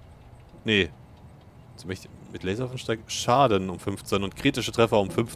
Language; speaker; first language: German; native; German